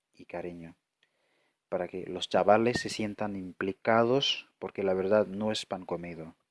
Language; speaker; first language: Spanish; non-native, fluent; French